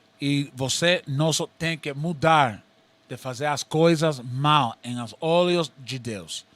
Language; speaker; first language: Portuguese; non-native, learner; Spanish